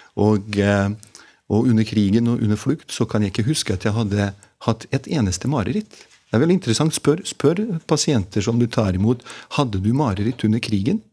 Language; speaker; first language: Norwegian; non-native, fluent; Bosnian